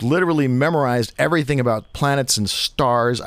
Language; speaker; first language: English; native; English